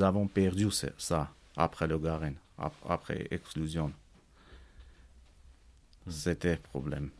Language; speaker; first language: French; non-native, learner; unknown